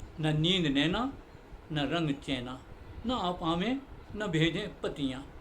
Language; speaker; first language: Urdu; native; Urdu